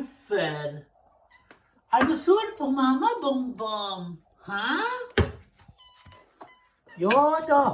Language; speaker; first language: Swedish; non-native, learner; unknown